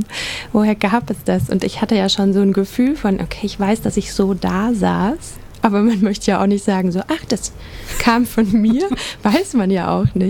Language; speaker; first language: German; native; German